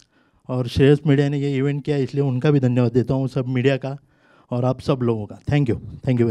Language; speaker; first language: Hindi; non-native, local second language; Marathi